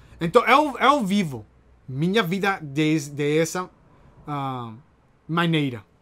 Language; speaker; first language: Portuguese; non-native, learner; Spanish